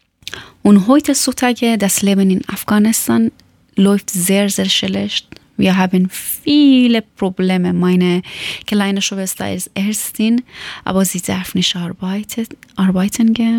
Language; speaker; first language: German; non-native, learner; Persian